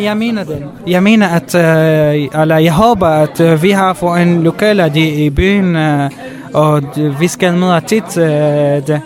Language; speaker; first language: Danish; non-native, learner; Arabic